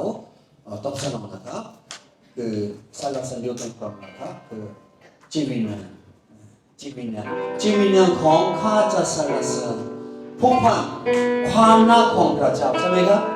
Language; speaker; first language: Thai; non-native, fluent; Korean